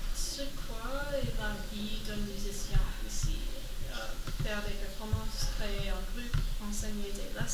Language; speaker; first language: French; non-native, learner; English